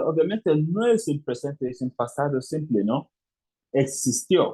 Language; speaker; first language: Spanish; non-native, fluent; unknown